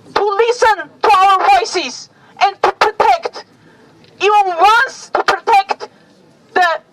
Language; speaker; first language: English; non-native, fluent; Armenian